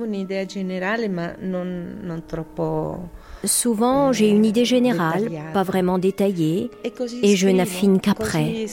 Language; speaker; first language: French; non-native, learner; Spanish